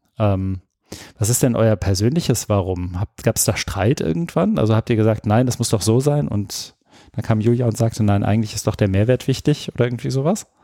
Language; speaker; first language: German; native; German